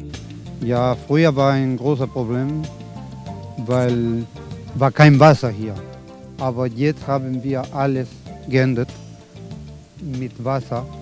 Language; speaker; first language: German; non-native, learner; Spanish